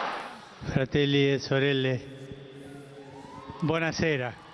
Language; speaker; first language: Italian; early bilingual, heritage; Spanish